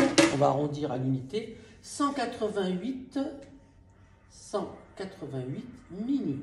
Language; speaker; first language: French; native; French